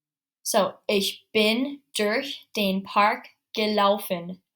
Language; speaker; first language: German; non-native, fluent; English